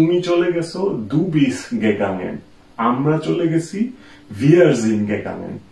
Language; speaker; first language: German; non-native, fluent; Bangla